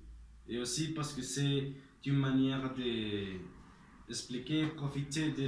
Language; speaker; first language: French; non-native, learner; Spanish